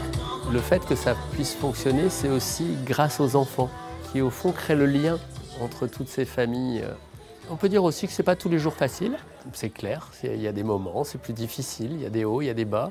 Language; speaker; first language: French; native; French